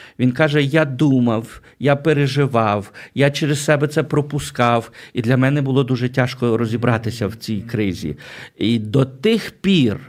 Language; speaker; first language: Ukrainian; native; Ukrainian